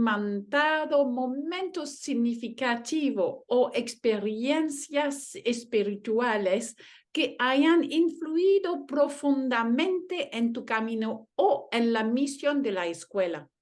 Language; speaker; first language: Spanish; non-native, learner; French